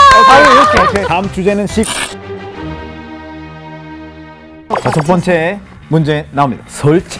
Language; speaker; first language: Korean; non-native, fluent; Spanish